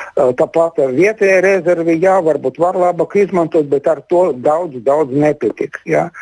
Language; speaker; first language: Latvian; non-native, local second language; Russian